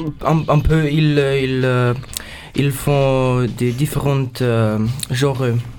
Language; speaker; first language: French; non-native, learner; German